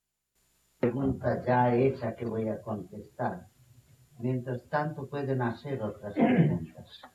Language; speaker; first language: Spanish; non-native, fluent; Bangla